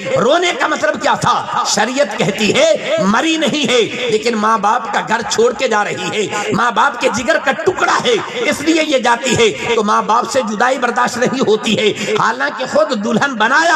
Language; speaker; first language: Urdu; non-native, local second language; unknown